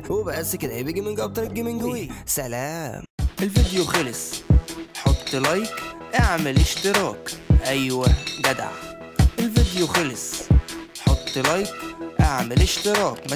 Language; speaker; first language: Arabic; native; Arabic